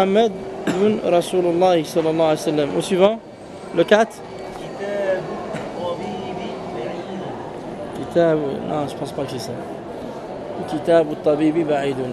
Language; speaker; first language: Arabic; non-native, fluent; French